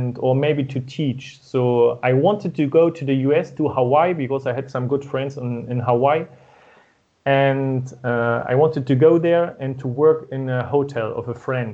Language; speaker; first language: English; non-native, fluent; German